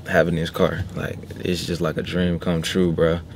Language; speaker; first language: English; native; English